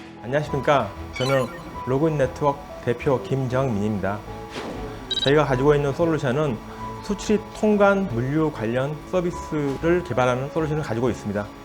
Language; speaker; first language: Korean; native; Korean